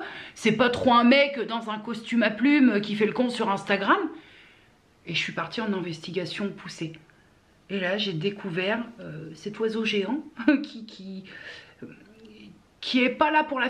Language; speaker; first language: French; native; French